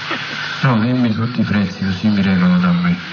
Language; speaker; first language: Italian; native; Italian